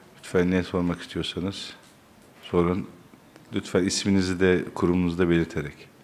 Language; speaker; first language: Turkish; native; Turkish